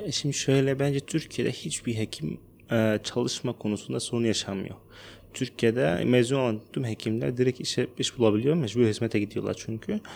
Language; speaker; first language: Turkish; non-native, fluent; Arabic